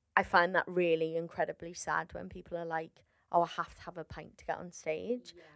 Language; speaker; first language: English; native; English